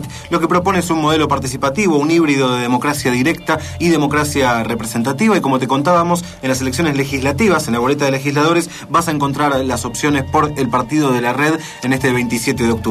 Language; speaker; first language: Spanish; native; Spanish